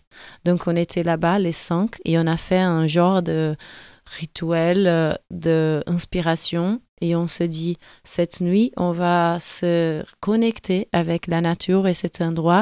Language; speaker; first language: French; non-native, fluent; Portuguese